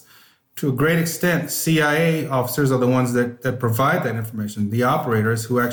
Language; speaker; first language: English; native; English